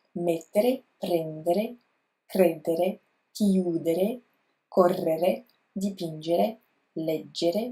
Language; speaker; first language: Italian; non-native, learner; English